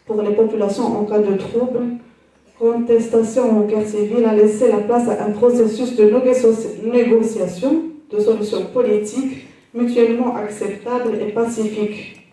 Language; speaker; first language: French; non-native, local second language; Arabic